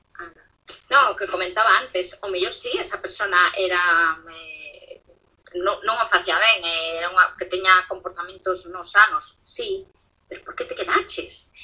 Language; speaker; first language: Galician; non-native, local second language; Spanish